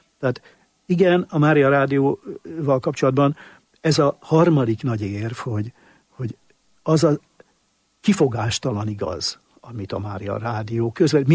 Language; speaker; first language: Hungarian; native; Hungarian